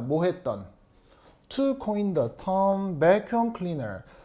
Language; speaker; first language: English; non-native, fluent; Korean